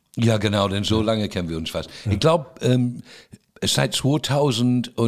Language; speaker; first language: German; non-native, fluent; English